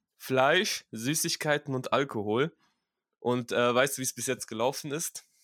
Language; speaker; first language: German; early bilingual, other home language; Russian